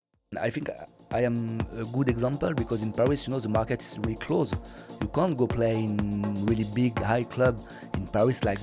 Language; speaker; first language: English; non-native, learner; French